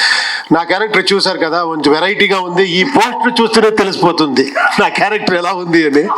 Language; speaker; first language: Telugu; non-native, local second language; Kannada